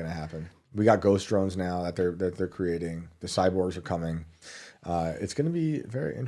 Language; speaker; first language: English; native; English